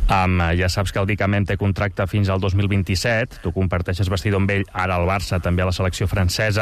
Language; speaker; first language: Catalan; native; Catalan